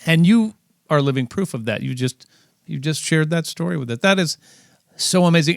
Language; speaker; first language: English; native; English